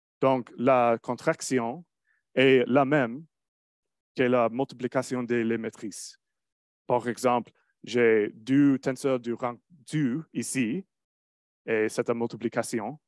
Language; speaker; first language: French; non-native, learner; English